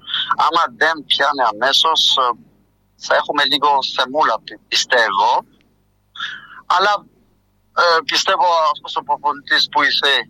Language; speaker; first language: Greek; non-native, fluent; French